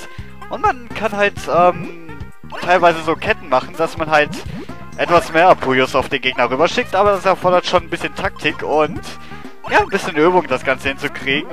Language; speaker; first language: German; native; German